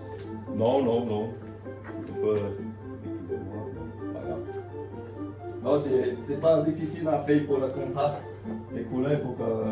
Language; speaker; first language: French; non-native, fluent; Vietnamese